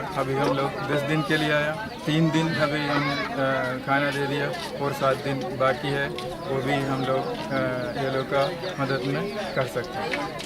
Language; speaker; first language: Hindi; non-native, local second language; Malayalam